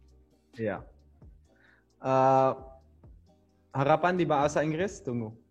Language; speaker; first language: Indonesian; non-native, learner; Dutch